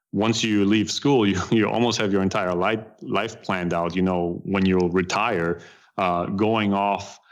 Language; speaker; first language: English; non-native, fluent; German